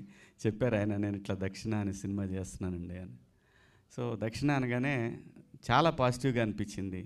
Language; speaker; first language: Telugu; native; Telugu